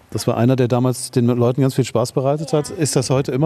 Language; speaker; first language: German; native; German